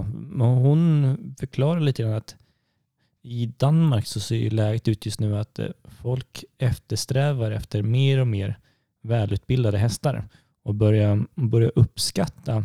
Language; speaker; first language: Swedish; native; Swedish